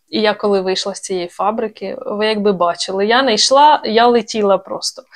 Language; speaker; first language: Ukrainian; native; Ukrainian